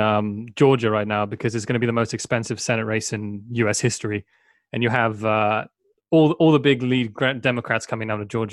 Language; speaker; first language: English; native; English